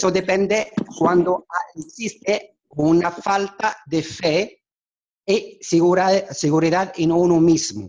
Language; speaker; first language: Spanish; non-native, fluent; Arabic